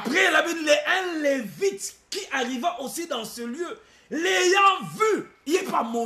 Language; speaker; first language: French; non-native, local second language; Lingala